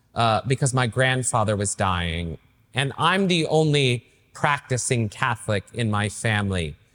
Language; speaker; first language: English; native; English